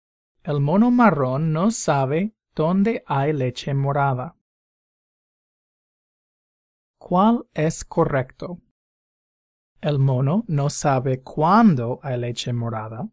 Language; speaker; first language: Spanish; non-native, fluent; English